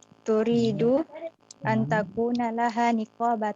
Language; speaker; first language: Arabic; non-native, learner; Indonesian